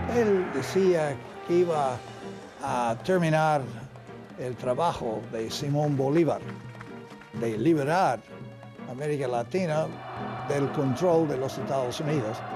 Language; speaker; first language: Spanish; non-native, fluent; English